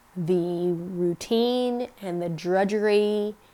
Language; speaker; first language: English; native; English